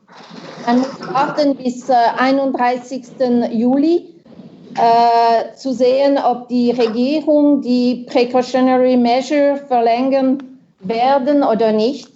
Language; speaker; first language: German; non-native, local second language; French